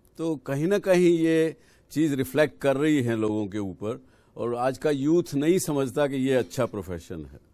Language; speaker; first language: Hindi; native; Hindi